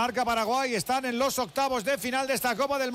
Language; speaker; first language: Spanish; native; Spanish